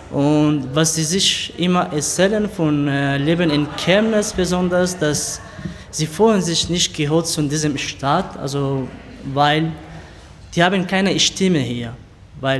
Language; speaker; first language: German; non-native, learner; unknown